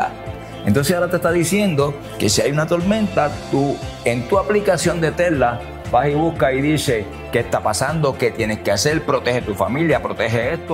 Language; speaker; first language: Spanish; native; Spanish